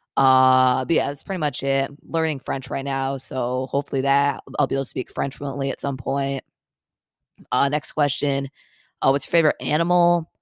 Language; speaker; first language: English; native; English